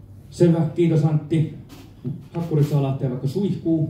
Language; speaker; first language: Finnish; native; Finnish